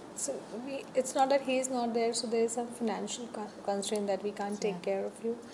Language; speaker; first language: English; non-native, local second language; Hindi